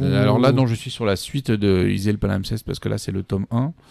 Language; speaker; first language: French; native; French